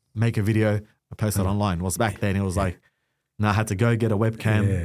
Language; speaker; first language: English; native; English